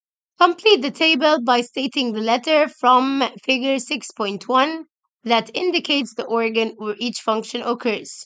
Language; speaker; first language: English; non-native, local second language; Arabic